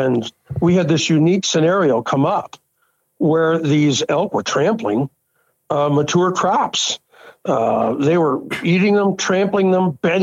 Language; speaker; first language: English; native; English